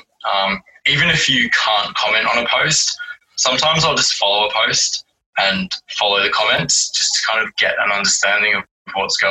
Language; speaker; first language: English; native; English